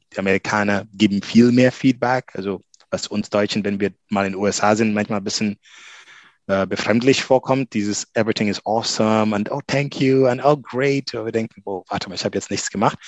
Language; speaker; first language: German; non-native, fluent; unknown